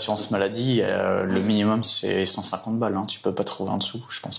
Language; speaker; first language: French; native; French